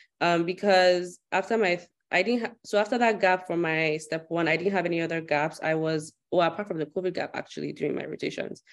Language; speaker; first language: English; non-native, local second language; Yoruba